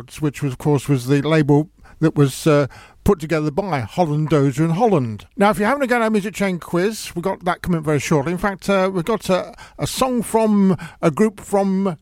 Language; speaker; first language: English; native; English